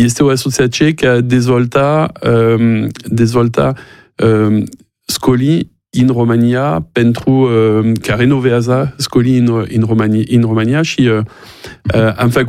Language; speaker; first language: Romanian; non-native, learner; French